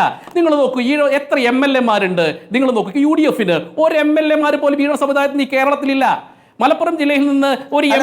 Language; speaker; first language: Malayalam; native; Malayalam